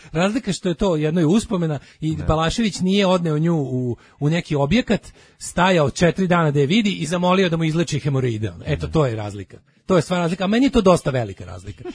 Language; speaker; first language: Serbian; native; Serbian